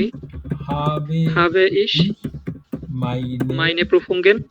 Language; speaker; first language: German; non-native, learner; Bangla